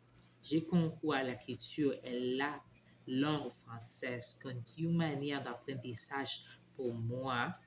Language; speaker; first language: French; non-native, learner; Spanish